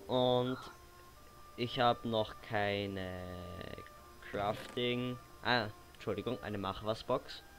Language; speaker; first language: German; native; German